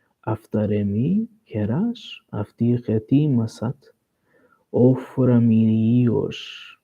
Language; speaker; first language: Greek; non-native, learner; Portuguese